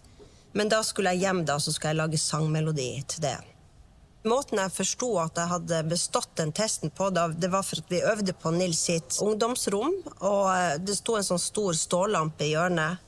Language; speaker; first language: Norwegian; native; Norwegian